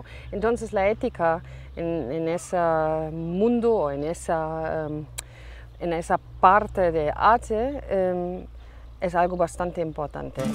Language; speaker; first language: Spanish; non-native, fluent; German